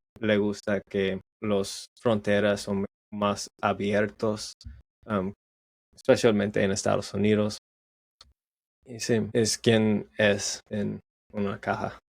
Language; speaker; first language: Spanish; non-native, learner; English